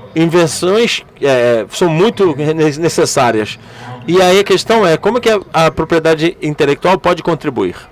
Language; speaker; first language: Portuguese; non-native, learner; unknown